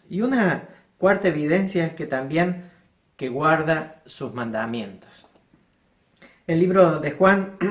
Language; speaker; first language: Spanish; native; Spanish